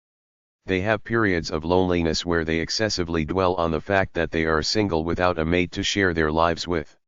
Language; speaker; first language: English; native; English